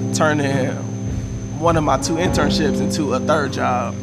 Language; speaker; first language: English; native; English